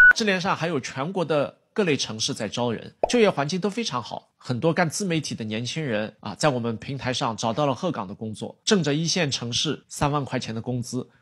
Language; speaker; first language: Chinese; native; Chinese